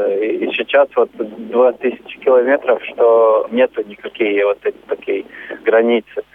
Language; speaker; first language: Russian; non-native, local second language; Latvian